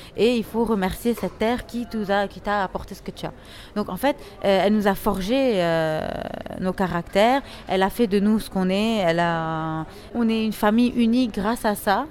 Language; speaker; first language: French; non-native, local second language; Arabic